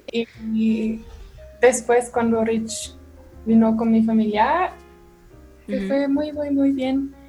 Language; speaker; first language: Spanish; non-native, learner; German